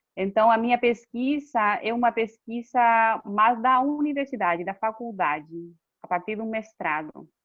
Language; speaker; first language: Portuguese; non-native, fluent; Spanish